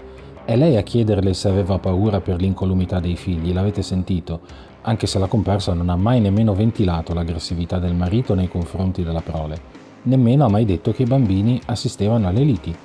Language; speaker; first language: Italian; native; Italian